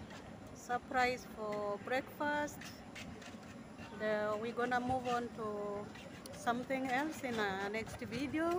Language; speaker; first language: English; non-native, learner; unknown